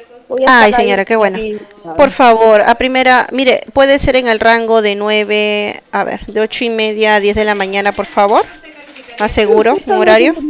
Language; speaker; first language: Spanish; native; Spanish